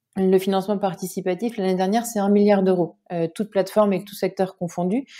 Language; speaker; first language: French; native; French